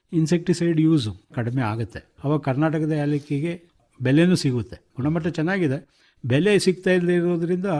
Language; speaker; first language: Kannada; native; Kannada